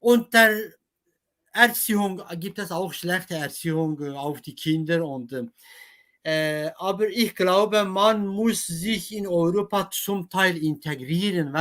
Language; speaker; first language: German; non-native, fluent; Kurdish